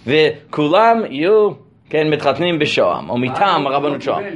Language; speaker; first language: Hebrew; non-native, fluent; English